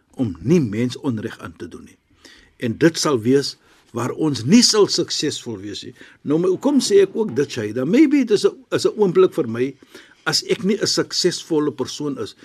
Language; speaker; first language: Afrikaans; non-native, fluent; Arabic